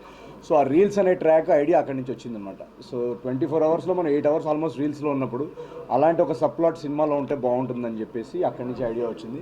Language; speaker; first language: Telugu; native; Telugu